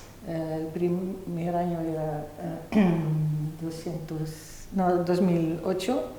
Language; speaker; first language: Spanish; non-native, fluent; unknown